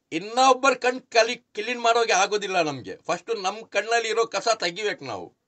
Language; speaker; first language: Kannada; non-native, local second language; Urdu